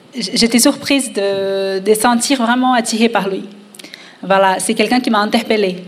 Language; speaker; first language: French; non-native, fluent; Portuguese